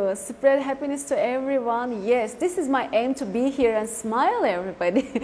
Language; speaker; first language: English; non-native, fluent; Turkish